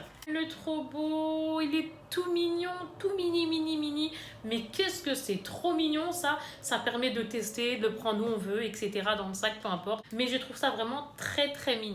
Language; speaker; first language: French; native; French